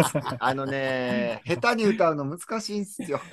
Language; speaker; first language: Japanese; native; Japanese